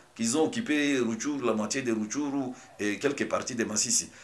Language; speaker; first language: French; non-native, local second language; Swahili